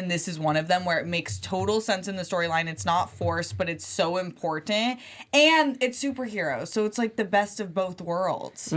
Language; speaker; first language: English; native; English